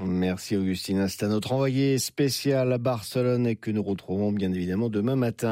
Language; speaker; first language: French; native; French